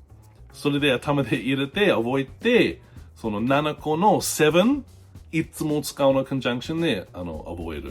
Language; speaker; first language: Japanese; non-native, fluent; English